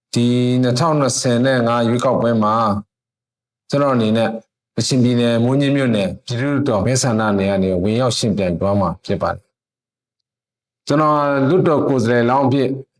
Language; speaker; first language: Burmese; non-native, local second language; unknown